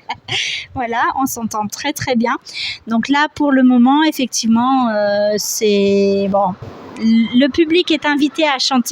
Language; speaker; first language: French; native; French